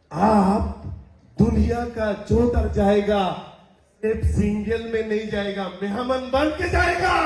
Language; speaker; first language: Hindi; non-native, learner; Bangla